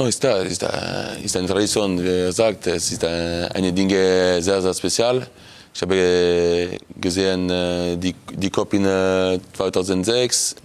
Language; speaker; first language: German; non-native, local second language; French